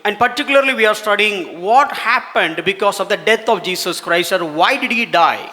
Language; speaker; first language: English; non-native, local second language; Tamil